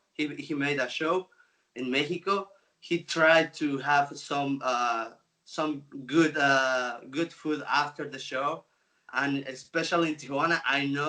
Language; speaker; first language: English; non-native, local second language; Spanish